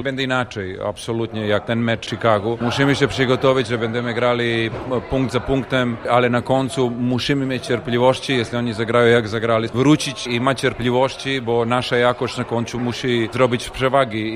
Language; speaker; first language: Polish; non-native, fluent; Serbian